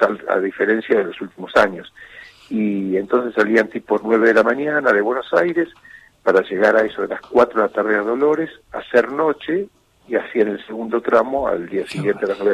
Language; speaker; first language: Spanish; native; Spanish